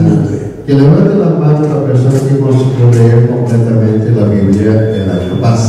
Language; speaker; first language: Spanish; non-native, learner; Korean